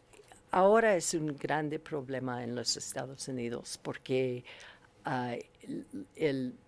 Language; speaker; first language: Spanish; non-native, learner; English